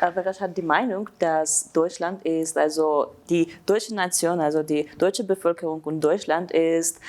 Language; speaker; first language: German; non-native, fluent; Armenian